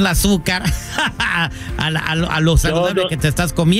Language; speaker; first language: Spanish; native; Spanish